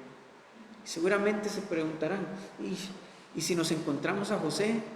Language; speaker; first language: Spanish; native; Spanish